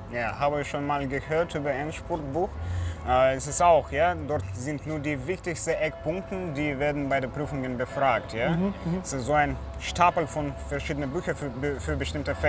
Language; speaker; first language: German; non-native, fluent; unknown